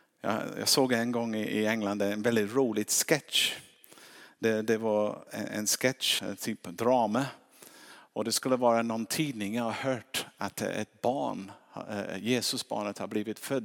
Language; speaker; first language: Swedish; non-native, fluent; English